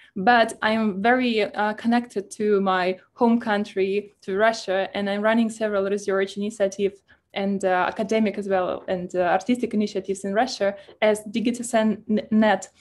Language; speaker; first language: English; non-native, fluent; Russian